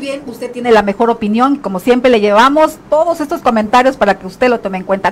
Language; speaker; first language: Spanish; native; Spanish